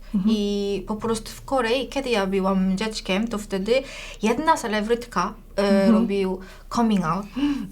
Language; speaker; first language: Polish; non-native, fluent; Korean